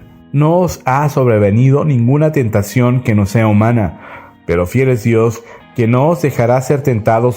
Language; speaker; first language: Spanish; native; Spanish